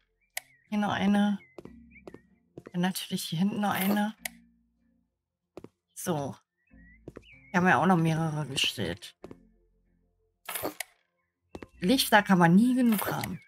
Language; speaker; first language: German; native; German